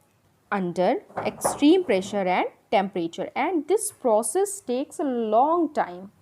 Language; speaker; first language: English; non-native, local second language; Hindi